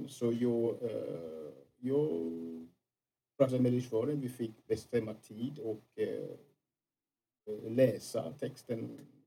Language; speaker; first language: Swedish; non-native, fluent; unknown